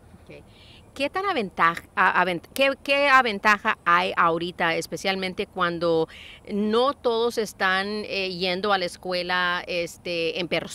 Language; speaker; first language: Spanish; early bilingual, heritage; Spanish